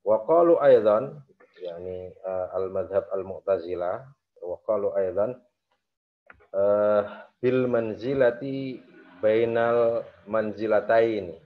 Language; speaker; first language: Arabic; non-native, fluent; Indonesian